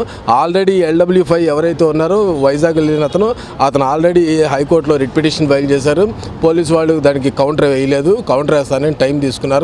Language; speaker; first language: Telugu; native; Telugu